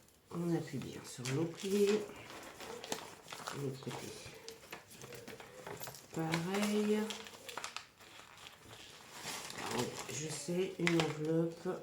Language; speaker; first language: French; native; French